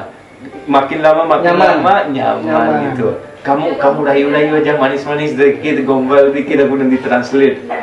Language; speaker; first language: Indonesian; non-native, fluent; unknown